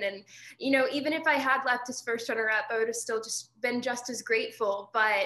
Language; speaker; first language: English; native; English